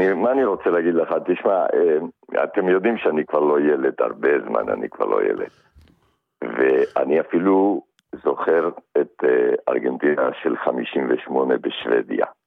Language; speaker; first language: Hebrew; non-native, fluent; Spanish